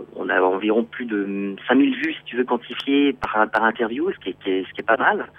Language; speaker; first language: French; native; French